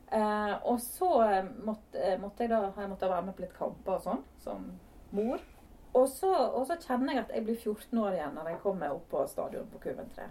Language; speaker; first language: Norwegian; native; Norwegian